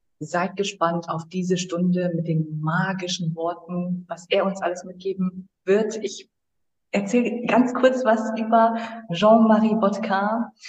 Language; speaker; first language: German; early bilingual, other home language; Vietnamese